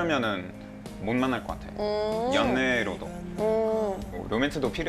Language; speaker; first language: Korean; non-native, fluent; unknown